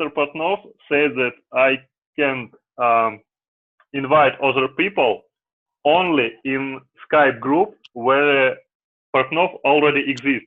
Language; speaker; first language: English; non-native, learner; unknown